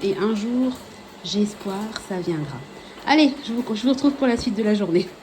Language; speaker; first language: French; native; French